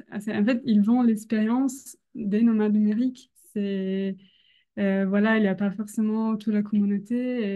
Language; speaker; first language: French; non-native, fluent; Italian